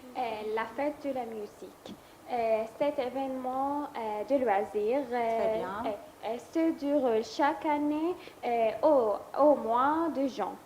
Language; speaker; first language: French; non-native, learner; Arabic